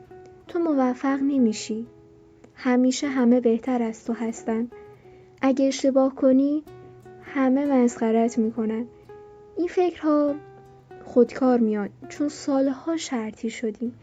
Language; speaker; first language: Persian; native; Persian